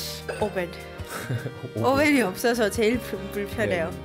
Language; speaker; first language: Korean; non-native, learner; Greek